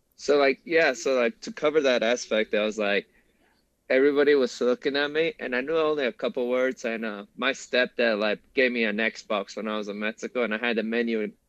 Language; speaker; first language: English; early bilingual, other home language; Spanish